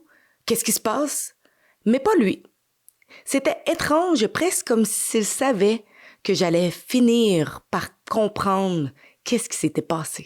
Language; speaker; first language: French; native; French